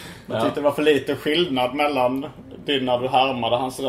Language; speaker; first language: Swedish; native; Swedish